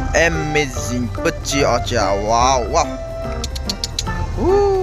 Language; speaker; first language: English; non-native, learner; Khmer